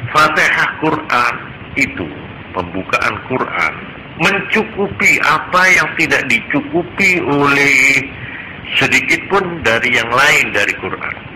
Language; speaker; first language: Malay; non-native, local second language; Javanese